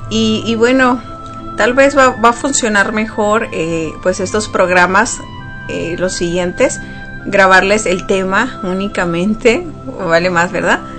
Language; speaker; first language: Spanish; native; Spanish